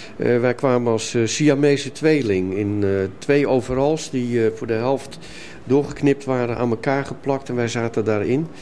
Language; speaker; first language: Dutch; native; Dutch